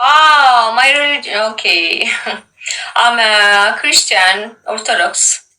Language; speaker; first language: English; non-native, local second language; Amharic